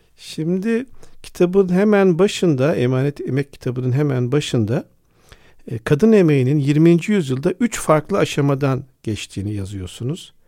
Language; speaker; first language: Turkish; native; Turkish